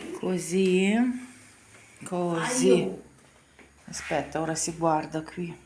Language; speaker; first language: Italian; non-native, learner; Ukrainian